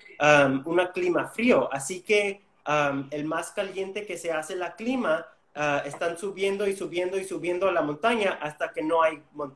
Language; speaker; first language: Spanish; non-native, fluent; English